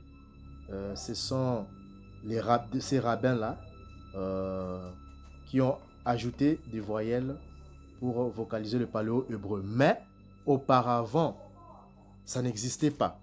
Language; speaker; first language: French; non-native, local second language; Kongo